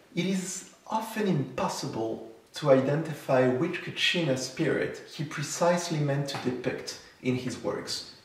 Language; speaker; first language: English; non-native, fluent; French